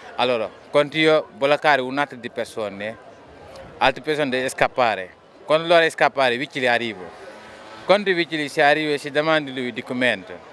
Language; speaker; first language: Italian; non-native, learner; Wolof